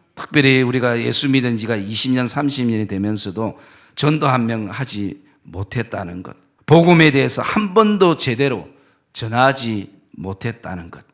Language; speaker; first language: Korean; native; Korean